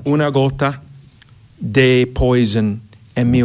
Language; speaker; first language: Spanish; non-native, fluent; English